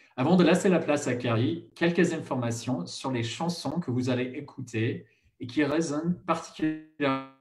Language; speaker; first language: French; non-native, fluent; English